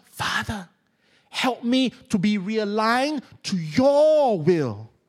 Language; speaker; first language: English; non-native, local second language; Cantonese